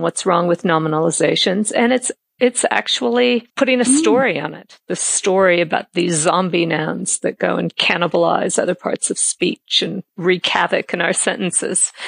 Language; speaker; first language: English; native; English